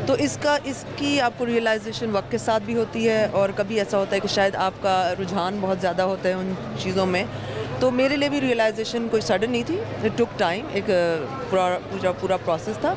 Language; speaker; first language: Hindi; native; Hindi